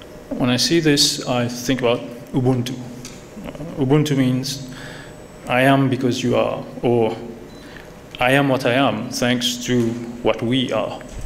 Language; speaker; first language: English; non-native, local second language; Morisyen